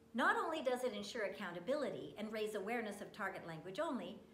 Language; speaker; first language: English; native; English